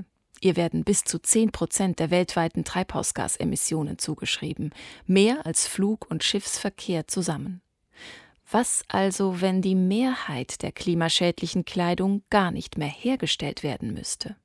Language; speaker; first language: German; native; German